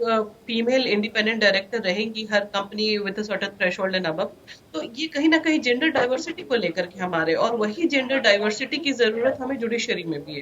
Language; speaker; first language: Hindi; native; Hindi